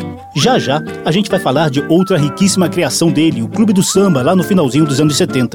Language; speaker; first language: Portuguese; native; Portuguese